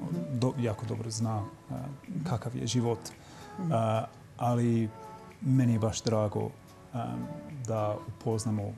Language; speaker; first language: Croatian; non-native, fluent; English